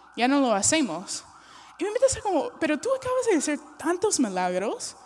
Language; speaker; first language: Spanish; non-native, fluent; English